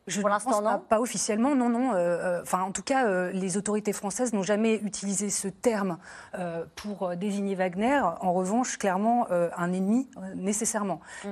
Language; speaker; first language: French; native; French